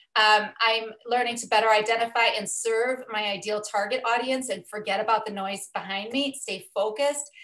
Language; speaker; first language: English; native; English